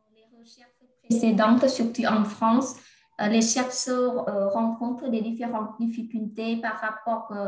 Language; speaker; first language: French; non-native, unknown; Vietnamese